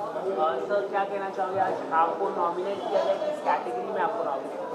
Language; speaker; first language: Hindi; native; Hindi